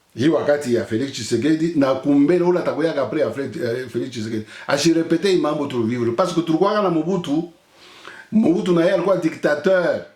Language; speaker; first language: Swahili; native; Swahili